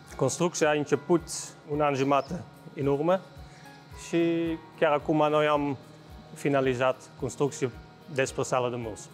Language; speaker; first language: Romanian; non-native, fluent; Dutch